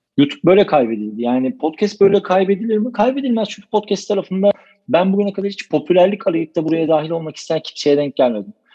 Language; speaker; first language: Turkish; native; Turkish